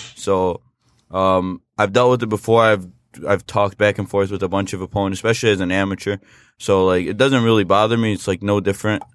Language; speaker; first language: English; native; English